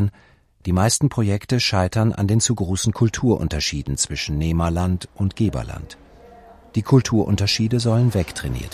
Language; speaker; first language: German; native; German